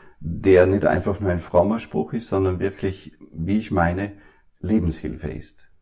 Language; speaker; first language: German; native; German